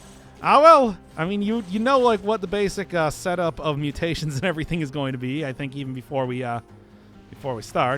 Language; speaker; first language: English; native; English